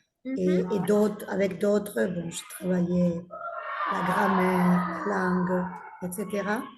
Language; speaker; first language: French; non-native, fluent; Spanish